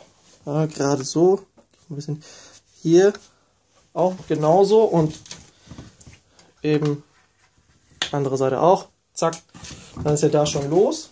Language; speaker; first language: German; native; German